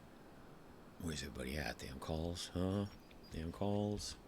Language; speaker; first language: English; native; English